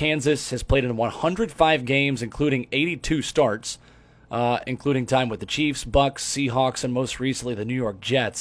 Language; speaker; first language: English; native; English